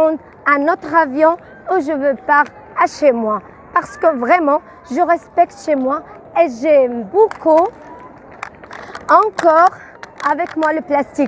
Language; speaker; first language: French; non-native, learner; Arabic